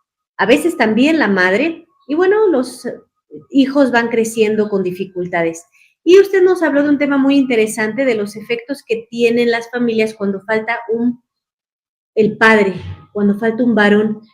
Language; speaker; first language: Spanish; native; Spanish